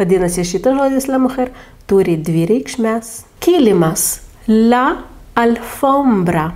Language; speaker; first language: Lithuanian; native; Lithuanian